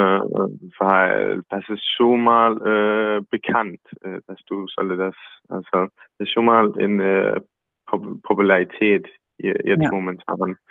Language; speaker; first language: German; non-native, learner; Danish